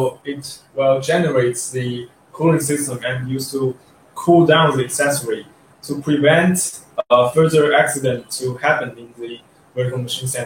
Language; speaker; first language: English; non-native, learner; Chinese